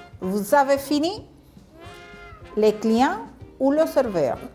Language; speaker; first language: French; non-native, fluent; Spanish